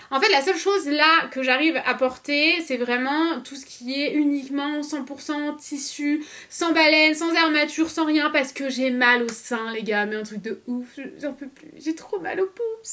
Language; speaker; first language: French; native; French